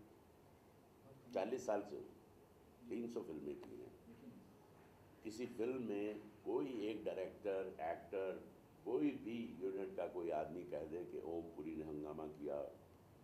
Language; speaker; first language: Hindi; native; Hindi